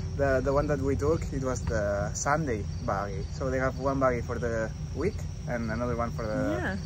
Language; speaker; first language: English; non-native, fluent; Spanish